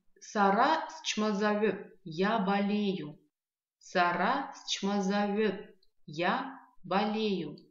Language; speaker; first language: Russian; non-native, local second language; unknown